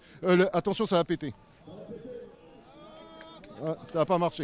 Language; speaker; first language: French; native; French